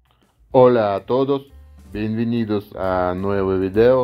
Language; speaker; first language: Spanish; non-native, fluent; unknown